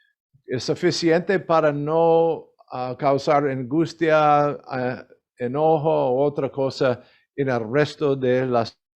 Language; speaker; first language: Spanish; non-native, learner; English